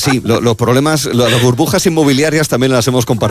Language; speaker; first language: Spanish; native; Spanish